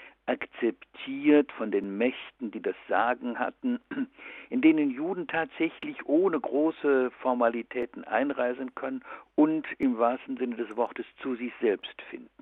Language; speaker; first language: German; native; German